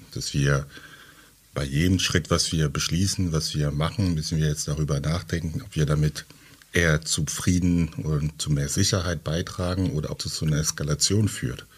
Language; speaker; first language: German; early bilingual, other home language; French